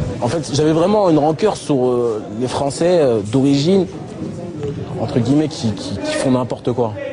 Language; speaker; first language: French; early bilingual, other home language; Lingala